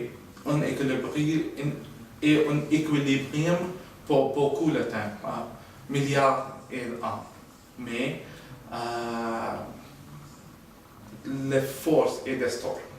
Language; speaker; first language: French; non-native, learner; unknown